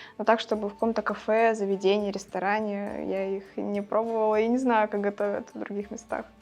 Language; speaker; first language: Russian; native; Russian